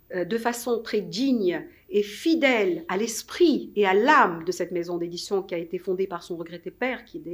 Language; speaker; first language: French; non-native, local second language; Arabic